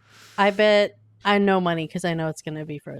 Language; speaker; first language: English; native; English